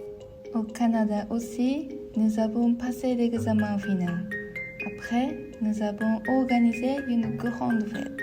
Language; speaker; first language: French; non-native, learner; Japanese